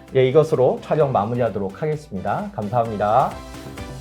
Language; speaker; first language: Korean; native; Korean